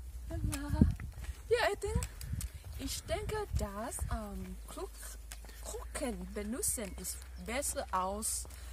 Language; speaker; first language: German; non-native, learner; Thai